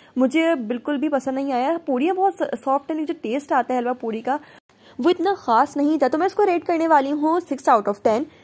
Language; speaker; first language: Urdu; native; Urdu